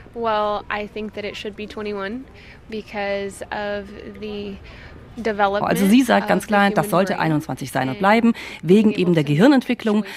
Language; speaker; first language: German; native; German